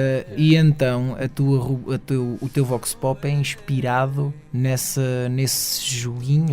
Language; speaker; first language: Portuguese; native; Portuguese